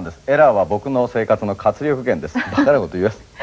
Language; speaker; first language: Japanese; native; Japanese